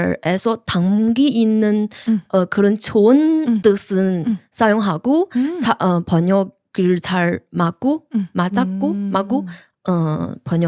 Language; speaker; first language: Korean; non-native, learner; Chinese